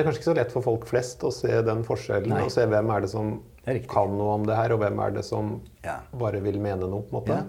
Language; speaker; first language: Norwegian; native; Norwegian